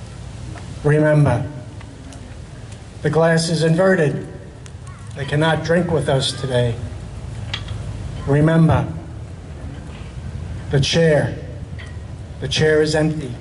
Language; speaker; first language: English; native; English